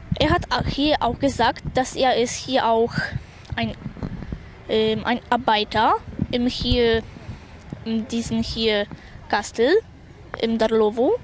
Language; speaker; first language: German; non-native, learner; Polish